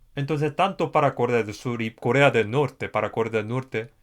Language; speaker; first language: Spanish; non-native, fluent; Korean